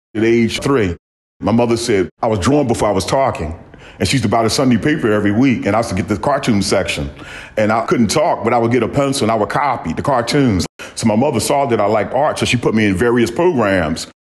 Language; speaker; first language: English; native; English